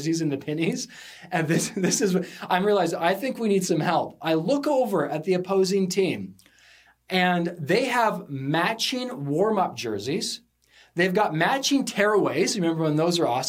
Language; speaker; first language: English; native; English